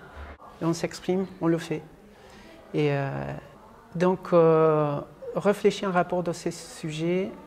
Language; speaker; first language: French; non-native, fluent; Spanish